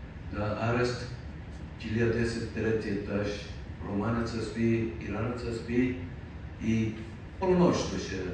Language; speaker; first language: Bulgarian; non-native, fluent; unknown